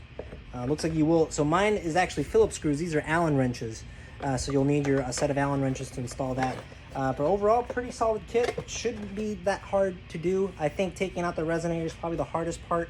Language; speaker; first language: English; native; English